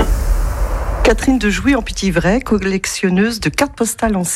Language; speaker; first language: French; native; French